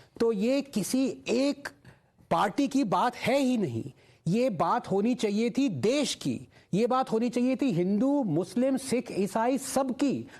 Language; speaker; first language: Hindi; non-native, local second language; Tamil